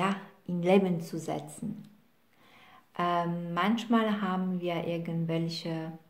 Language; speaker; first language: German; non-native, fluent; Polish